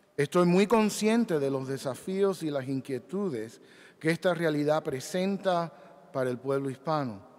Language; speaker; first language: Spanish; early bilingual, heritage; Spanish